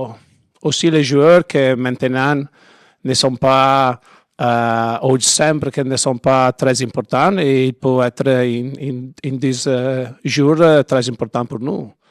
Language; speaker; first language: French; non-native, learner; Italian